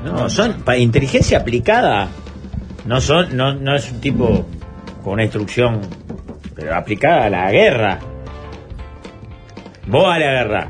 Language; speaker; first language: Spanish; native; Spanish